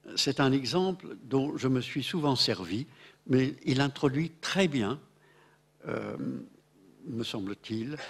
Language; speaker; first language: French; non-native, fluent; English